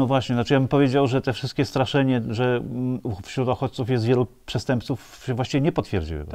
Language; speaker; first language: Polish; native; Polish